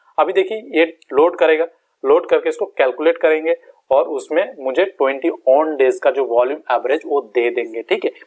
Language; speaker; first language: Hindi; non-native, local second language; Bangla